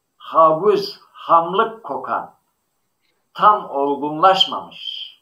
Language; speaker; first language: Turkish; non-native, local second language; Zaza